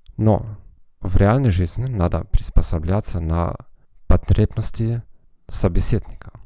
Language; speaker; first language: Russian; non-native, fluent; German